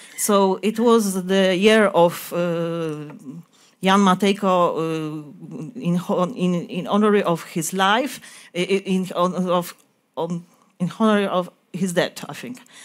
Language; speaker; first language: English; non-native, fluent; Polish